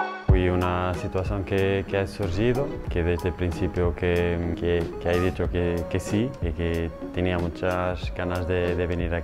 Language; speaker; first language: Spanish; non-native, learner; Portuguese